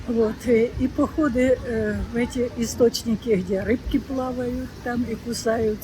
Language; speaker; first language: Russian; native; Russian